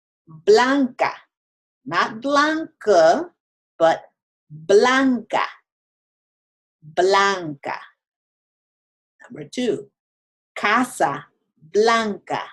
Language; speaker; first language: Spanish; non-native, fluent; English